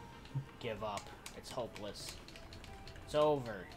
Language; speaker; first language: English; native; English